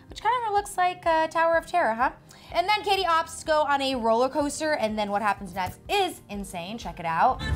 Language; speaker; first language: English; native; English